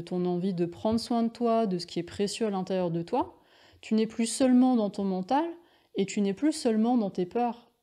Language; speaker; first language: French; native; French